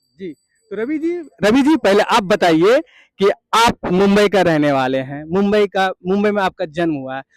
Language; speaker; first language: Hindi; native; Hindi